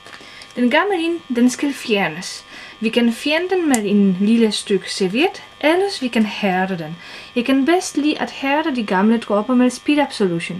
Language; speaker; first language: Danish; non-native, fluent; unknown